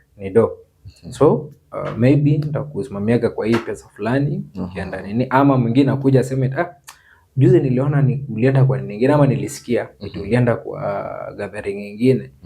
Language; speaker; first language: Swahili; non-native, local second language; Luo (Kenya and Tanzania)